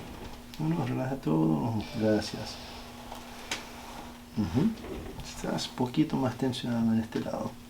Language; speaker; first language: Spanish; early bilingual, heritage; Spanish